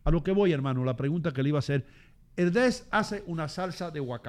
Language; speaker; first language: Spanish; native; Spanish